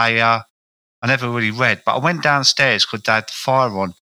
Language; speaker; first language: English; native; English